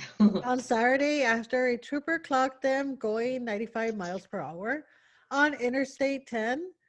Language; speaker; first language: English; early bilingual, other home language; Spanish